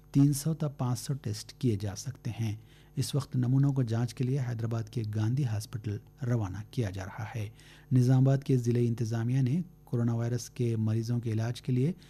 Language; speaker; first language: Hindi; native; Hindi